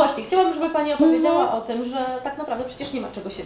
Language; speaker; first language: Polish; native; Polish